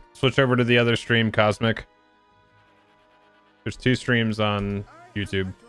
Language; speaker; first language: English; native; English